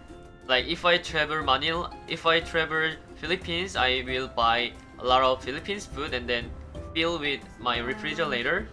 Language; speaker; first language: English; non-native, learner; Korean